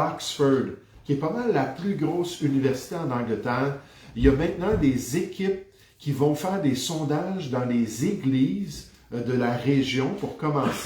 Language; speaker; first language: French; native; French